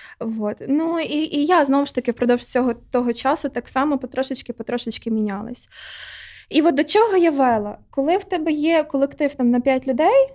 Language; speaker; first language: Ukrainian; non-native, local second language; Russian